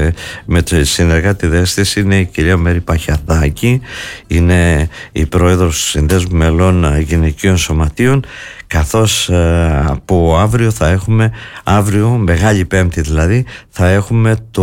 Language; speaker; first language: Greek; native; Greek